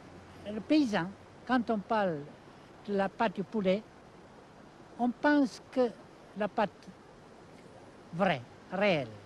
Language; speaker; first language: French; non-native, fluent; Japanese